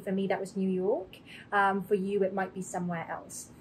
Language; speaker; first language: English; early bilingual, other home language; Korean